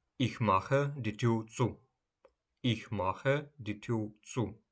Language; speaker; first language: German; non-native, fluent; Ukrainian